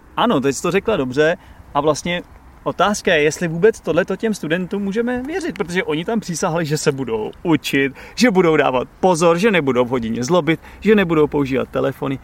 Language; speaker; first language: Czech; native; Czech